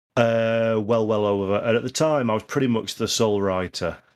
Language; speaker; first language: English; native; English